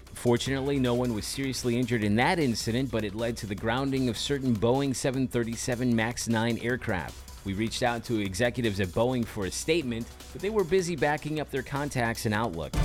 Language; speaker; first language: English; native; English